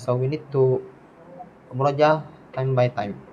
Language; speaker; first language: English; non-native, learner; Indonesian